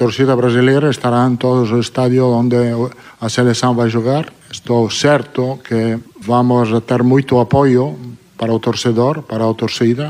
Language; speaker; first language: Portuguese; non-native, fluent; Italian